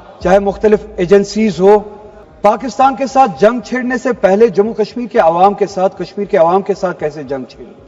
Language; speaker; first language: Urdu; non-native, local second language; Kashmiri